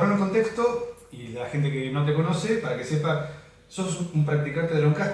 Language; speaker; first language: Spanish; native; Spanish